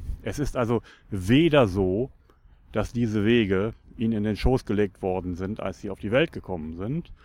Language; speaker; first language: German; native; German